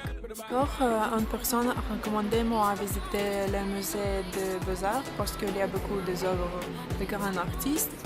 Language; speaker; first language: French; non-native, learner; Russian